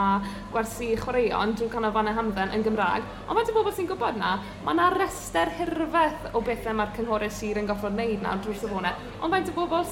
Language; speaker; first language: Welsh; native; Welsh